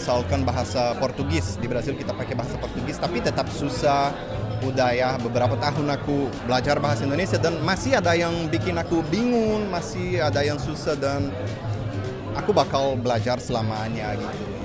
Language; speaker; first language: Indonesian; non-native, fluent; Portuguese